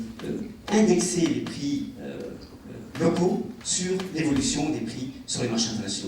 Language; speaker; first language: French; native; French